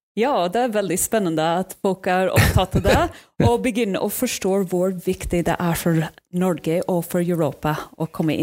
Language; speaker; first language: Norwegian; non-native, fluent; English